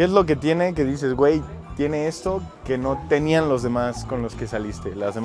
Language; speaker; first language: Spanish; native; Spanish